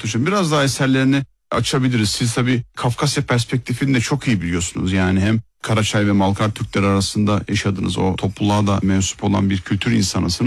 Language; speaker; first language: Turkish; native; Turkish